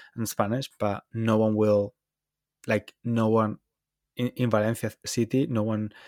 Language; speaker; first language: English; non-native, fluent; Spanish